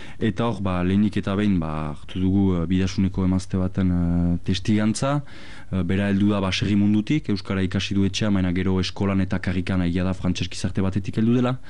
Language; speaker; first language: Basque; native; Basque